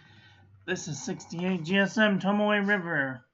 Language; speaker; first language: English; native; English